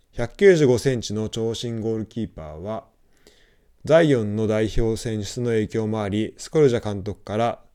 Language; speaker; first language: Japanese; native; Japanese